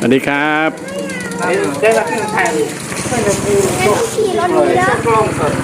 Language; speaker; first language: Thai; non-native, local second language; Khmer